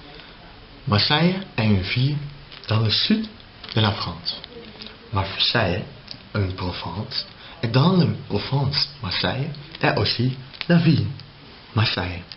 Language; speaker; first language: French; non-native, learner; Dutch